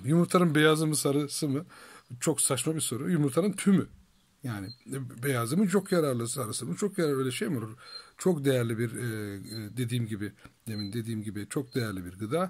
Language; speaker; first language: Turkish; native; Turkish